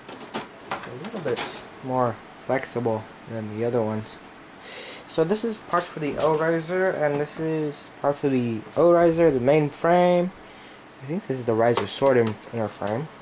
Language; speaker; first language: English; native; English